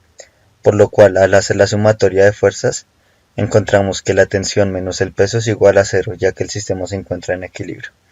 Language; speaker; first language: Spanish; native; Spanish